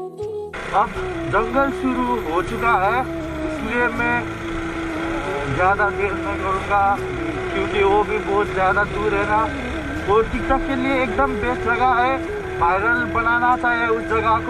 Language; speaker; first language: Hindi; non-native, learner; Nepali